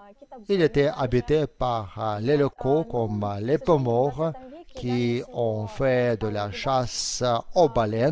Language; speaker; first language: French; non-native, fluent; Russian